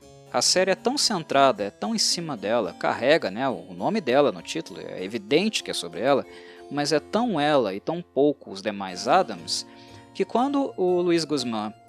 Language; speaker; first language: Portuguese; native; Portuguese